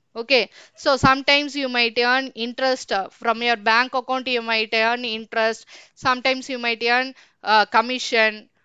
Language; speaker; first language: English; non-native, local second language; Tamil